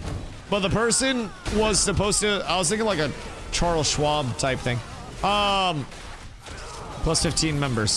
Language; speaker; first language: English; native; English